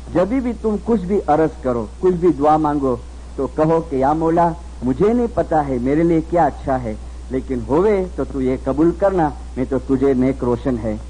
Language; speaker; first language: Hindi; non-native, local second language; Gujarati